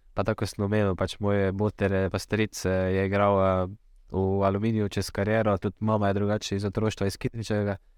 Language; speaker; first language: Slovenian; native; Slovenian